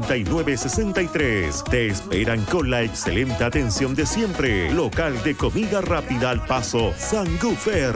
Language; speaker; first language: Spanish; native; Spanish